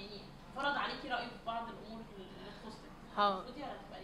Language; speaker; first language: Arabic; native; Arabic